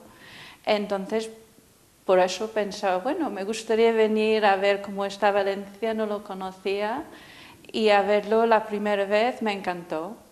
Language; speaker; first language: Spanish; non-native, fluent; English